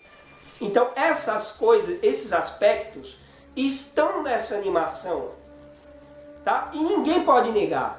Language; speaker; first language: Portuguese; native; Portuguese